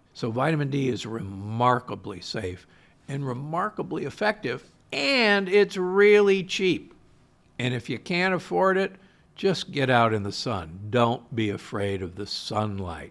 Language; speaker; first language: English; native; English